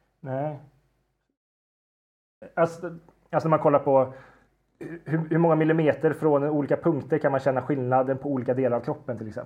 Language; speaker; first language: Swedish; native; Swedish